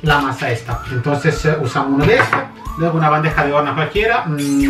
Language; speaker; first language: Spanish; non-native, fluent; Italian